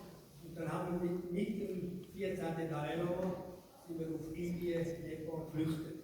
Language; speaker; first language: German; non-native, learner; Tibetan